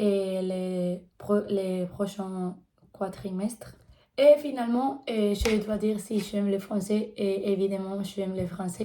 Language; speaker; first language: French; non-native, learner; Spanish